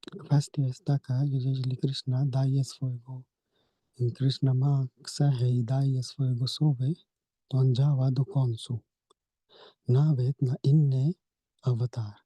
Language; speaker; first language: Polish; non-native, learner; Hindi